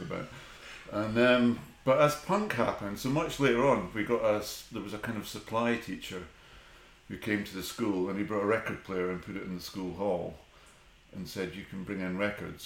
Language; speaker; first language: English; native; English